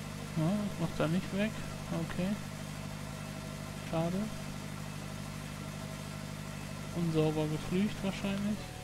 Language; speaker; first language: German; native; German